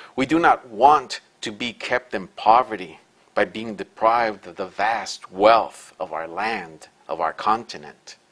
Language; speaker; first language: English; early bilingual, other home language; Spanish